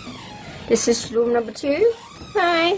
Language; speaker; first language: English; non-native, learner; Thai